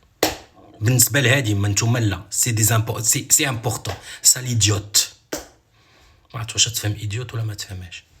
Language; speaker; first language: Arabic; native; Arabic